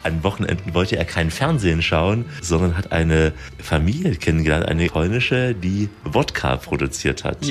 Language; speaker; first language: German; native; German